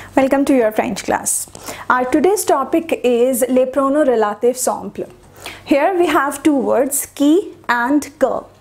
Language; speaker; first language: English; non-native, local second language; Hindi